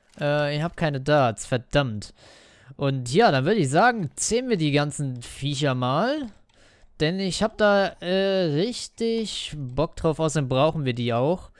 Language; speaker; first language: German; native; German